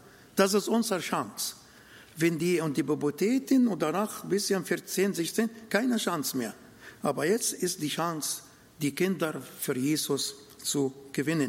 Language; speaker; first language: German; non-native, fluent; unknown